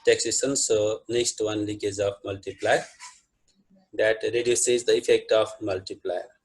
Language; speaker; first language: English; non-native, local second language; Nepali